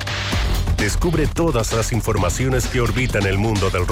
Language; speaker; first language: Spanish; native; Spanish